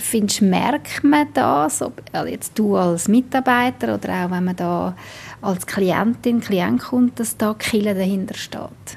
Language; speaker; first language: German; native; German